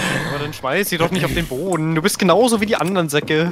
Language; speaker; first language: German; native; German